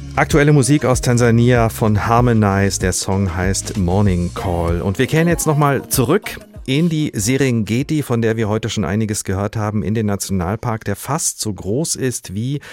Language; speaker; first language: German; native; German